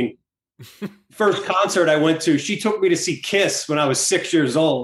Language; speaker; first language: English; native; English